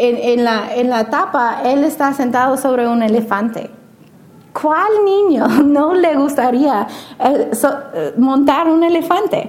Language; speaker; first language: Spanish; non-native, fluent; English